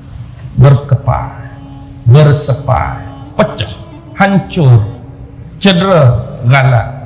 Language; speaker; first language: Malay; native; Malay